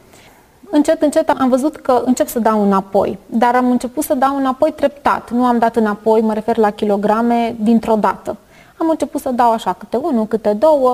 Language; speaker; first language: Romanian; native; Romanian